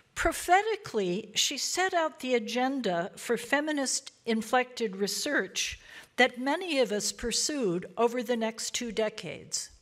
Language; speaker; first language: English; native; English